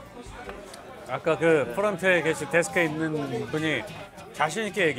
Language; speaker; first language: Korean; native; Korean